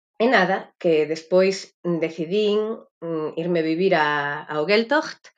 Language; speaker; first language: Galician; native; Galician